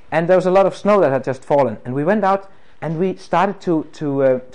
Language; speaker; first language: English; non-native, fluent; Danish